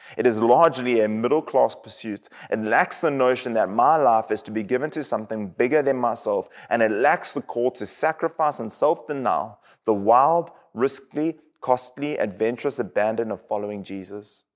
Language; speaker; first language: English; native; English